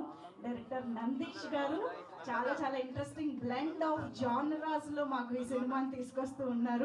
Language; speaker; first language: Telugu; native; Telugu